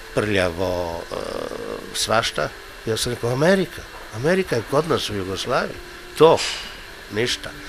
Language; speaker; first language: Serbian; non-native, fluent; Slovenian